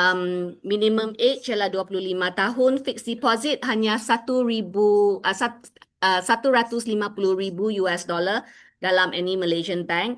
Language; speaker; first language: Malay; non-native, local second language; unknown